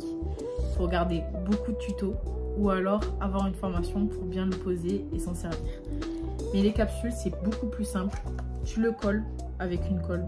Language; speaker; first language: French; native; French